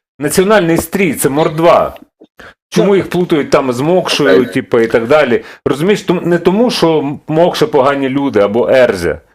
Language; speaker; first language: Ukrainian; non-native, local second language; Russian